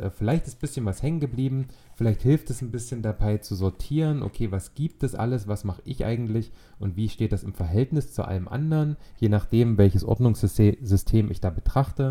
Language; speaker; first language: German; native; German